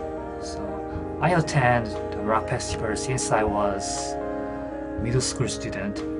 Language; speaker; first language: English; non-native, learner; Korean